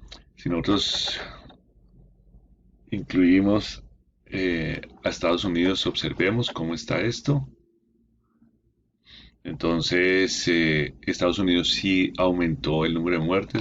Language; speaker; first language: Spanish; native; Spanish